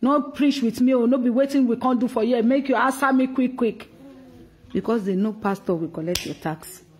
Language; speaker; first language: English; non-native, local second language; Yoruba